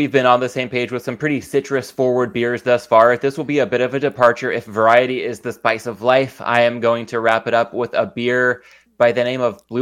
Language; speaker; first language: English; native; English